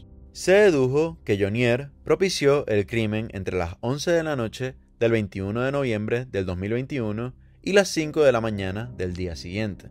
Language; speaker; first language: Spanish; native; Spanish